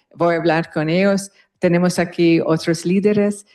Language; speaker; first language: Spanish; early bilingual, heritage; Spanish